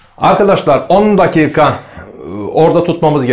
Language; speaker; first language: Turkish; native; Turkish